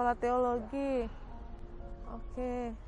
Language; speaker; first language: Indonesian; native; Indonesian